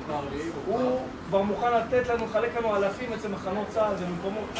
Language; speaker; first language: Hebrew; native; Hebrew